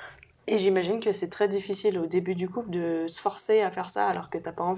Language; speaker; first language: French; native; French